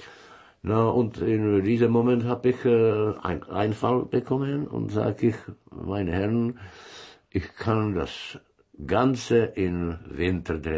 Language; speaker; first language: German; non-native, learner; Czech